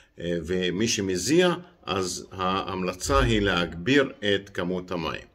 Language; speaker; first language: Hebrew; non-native, local second language; Arabic